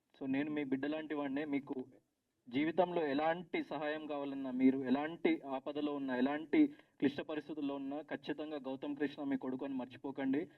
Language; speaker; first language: Telugu; native; Telugu